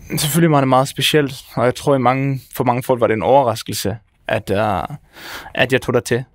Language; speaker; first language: Danish; native; Danish